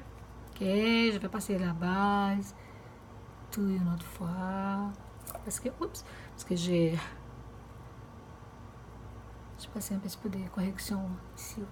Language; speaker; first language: French; non-native, fluent; Portuguese